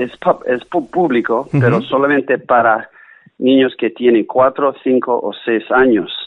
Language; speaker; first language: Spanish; non-native, learner; English